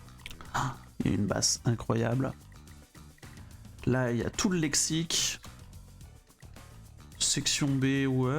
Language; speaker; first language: French; native; French